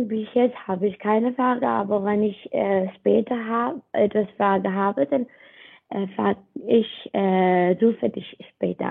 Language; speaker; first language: German; non-native, learner; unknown